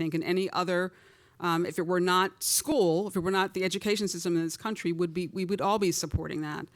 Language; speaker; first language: English; native; English